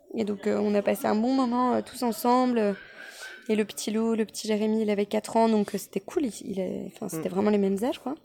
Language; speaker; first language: French; native; French